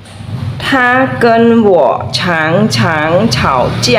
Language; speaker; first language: Chinese; non-native, fluent; Khmer